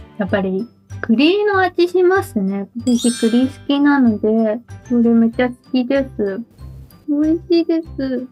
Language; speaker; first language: Japanese; non-native, fluent; Chinese